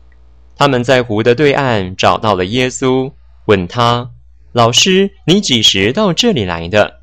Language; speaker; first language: Chinese; native; Chinese